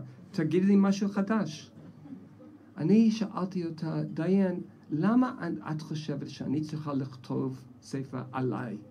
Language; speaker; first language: Hebrew; non-native, fluent; English